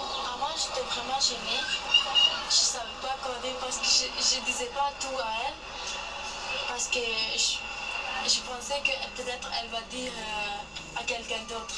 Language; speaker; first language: French; non-native, learner; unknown